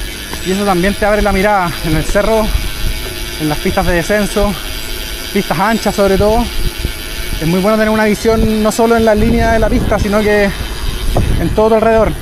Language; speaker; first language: Spanish; native; Spanish